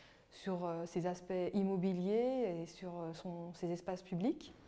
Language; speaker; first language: French; native; French